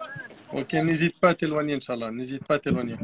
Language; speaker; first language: French; native; French